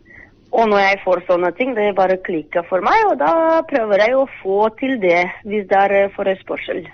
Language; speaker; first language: Norwegian; non-native, fluent; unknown